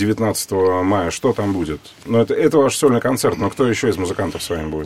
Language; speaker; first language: Russian; native; Russian